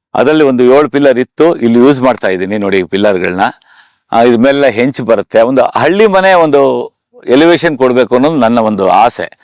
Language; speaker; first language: Kannada; native; Kannada